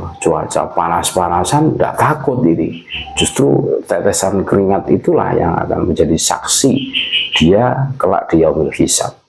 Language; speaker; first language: Indonesian; native; Indonesian